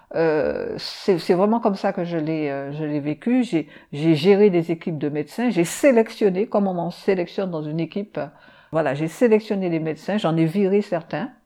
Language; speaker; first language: French; native; French